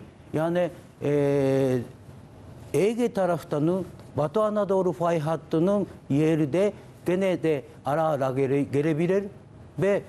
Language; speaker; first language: Turkish; non-native, learner; Japanese